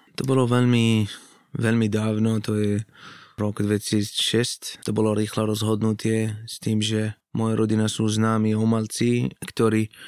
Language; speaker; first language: Slovak; non-native, fluent; Arabic